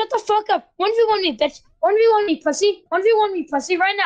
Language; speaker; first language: English; native; English